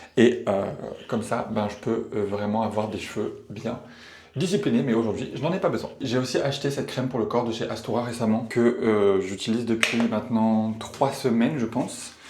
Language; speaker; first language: French; native; French